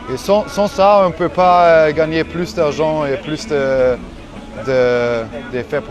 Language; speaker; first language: French; non-native, learner; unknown